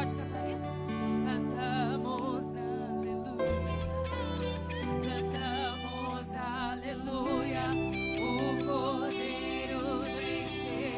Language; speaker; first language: Portuguese; native; Portuguese